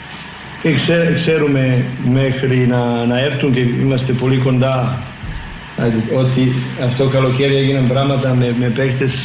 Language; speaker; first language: Greek; non-native, fluent; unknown